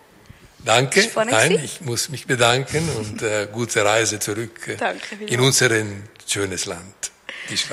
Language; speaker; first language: German; non-native, local second language; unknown